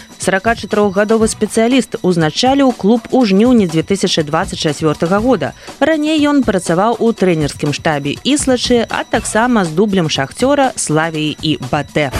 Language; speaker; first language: Belarusian; native; Belarusian